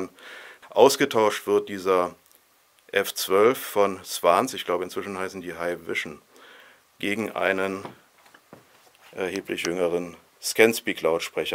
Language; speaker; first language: German; native; German